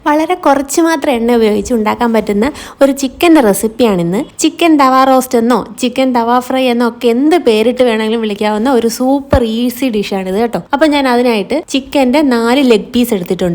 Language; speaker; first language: Malayalam; native; Malayalam